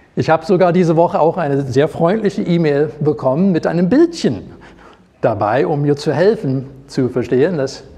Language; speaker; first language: German; non-native, fluent; English